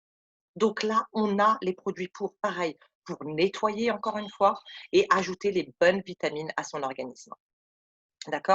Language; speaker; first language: French; native; French